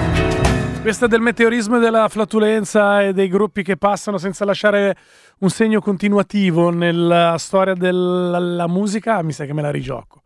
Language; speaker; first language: Italian; native; Italian